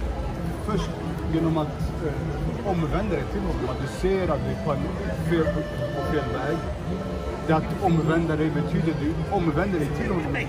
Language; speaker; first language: Swedish; non-native, fluent; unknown